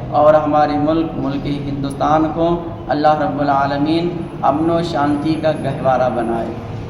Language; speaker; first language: Urdu; native; Urdu